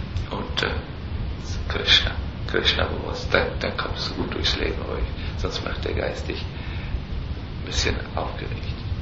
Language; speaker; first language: German; native; German